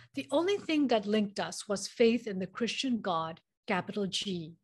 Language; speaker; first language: English; non-native, local second language; Manipuri